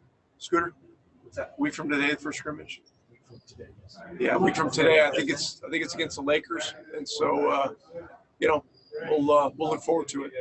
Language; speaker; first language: English; native; English